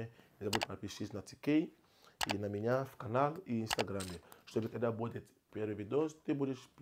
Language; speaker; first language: Russian; non-native, learner; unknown